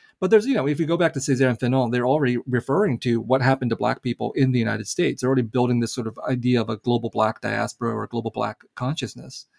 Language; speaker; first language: English; early bilingual, other home language; Vietnamese